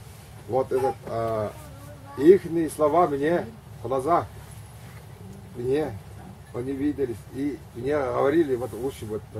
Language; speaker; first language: Russian; non-native, local second language; Tuvinian